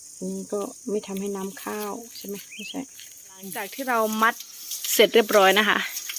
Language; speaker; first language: Thai; non-native, local second language; Karen languages